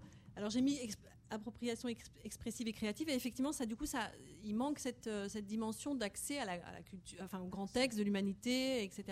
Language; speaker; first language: French; native; French